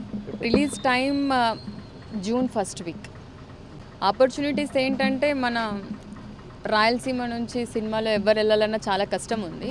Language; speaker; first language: Telugu; native; Telugu